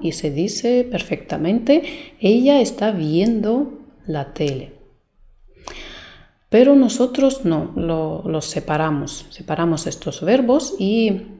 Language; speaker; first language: Spanish; non-native, fluent; Russian